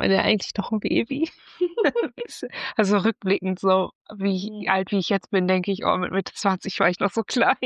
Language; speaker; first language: German; native; German